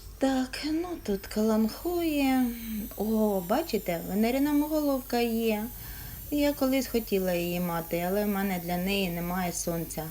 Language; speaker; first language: Ukrainian; native; Ukrainian